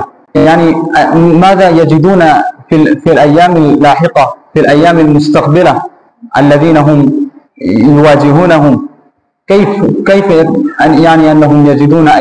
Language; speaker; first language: Arabic; non-native, fluent; Urdu